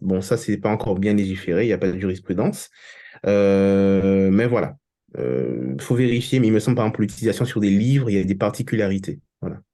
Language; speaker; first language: French; native; French